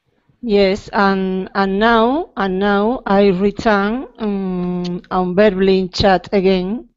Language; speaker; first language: English; non-native, learner; Spanish